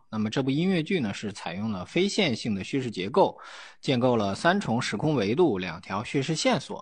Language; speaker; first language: Chinese; native; Chinese